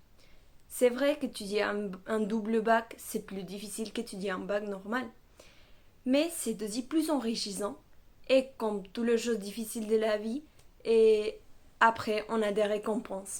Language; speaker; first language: French; non-native, fluent; Spanish